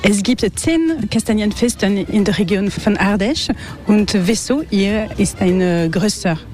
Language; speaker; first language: German; non-native, learner; French